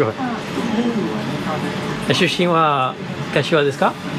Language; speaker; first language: Japanese; non-native, learner; French